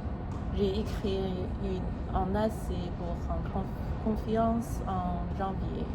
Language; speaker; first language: French; non-native, learner; English